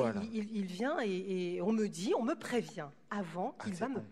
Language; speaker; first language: French; native; French